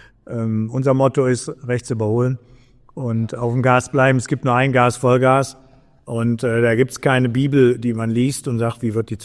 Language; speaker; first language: German; native; German